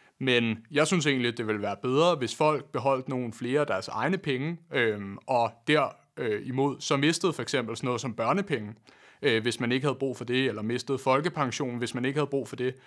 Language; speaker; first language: Danish; native; Danish